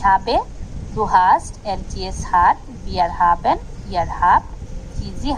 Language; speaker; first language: German; non-native, fluent; Bangla